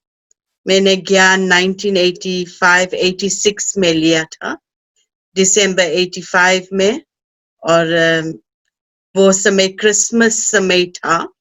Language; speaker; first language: Hindi; early bilingual, heritage; Hindi